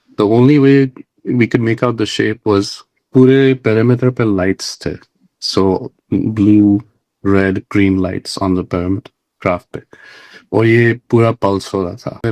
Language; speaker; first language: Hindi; non-native, local second language; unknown